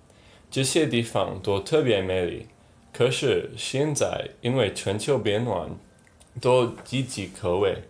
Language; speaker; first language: Chinese; non-native, learner; English